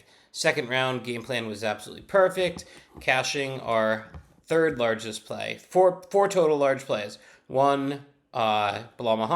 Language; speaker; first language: English; native; English